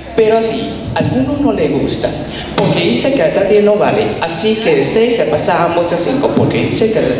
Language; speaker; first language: Spanish; non-native, learner; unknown